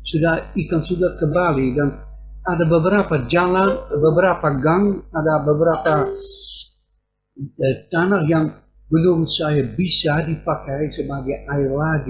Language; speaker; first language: Indonesian; non-native, fluent; Dutch